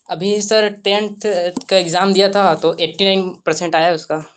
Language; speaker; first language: Hindi; native; Hindi